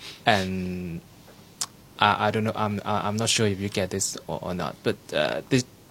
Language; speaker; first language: English; non-native, local second language; Cantonese